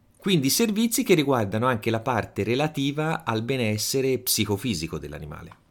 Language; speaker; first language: Italian; native; Italian